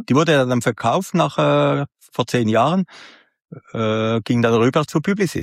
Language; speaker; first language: German; native; German